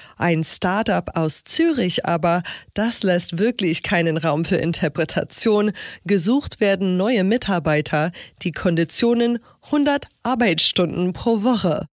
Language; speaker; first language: German; non-native, fluent; English